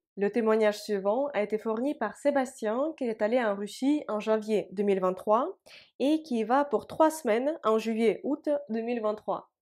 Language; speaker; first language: French; non-native, fluent; Russian